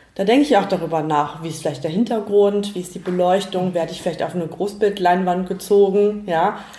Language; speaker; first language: German; native; German